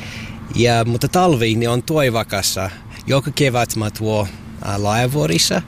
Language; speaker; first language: Finnish; non-native, learner; English